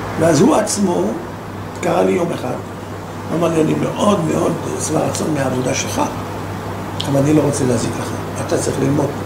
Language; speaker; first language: Hebrew; non-native, fluent; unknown